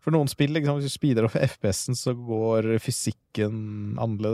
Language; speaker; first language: Norwegian; native; Norwegian